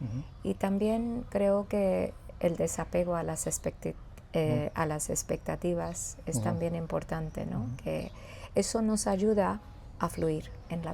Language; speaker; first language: Spanish; non-native, fluent; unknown